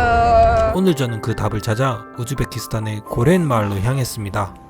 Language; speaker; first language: Korean; native; Korean